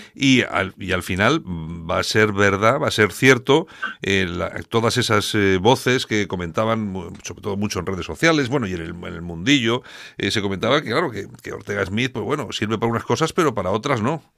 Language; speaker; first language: Spanish; native; Spanish